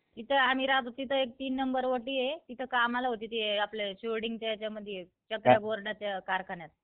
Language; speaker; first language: Marathi; native; Marathi